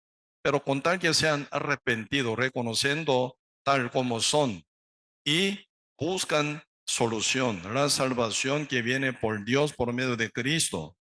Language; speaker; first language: Spanish; non-native, learner; Korean